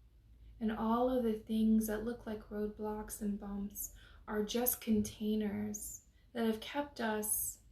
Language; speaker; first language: English; native; English